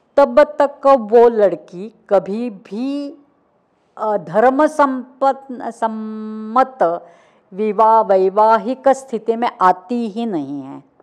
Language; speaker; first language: Hindi; non-native, local second language; Marathi